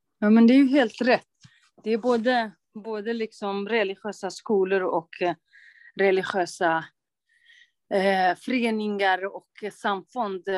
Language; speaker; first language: Swedish; non-native, local second language; Kurdish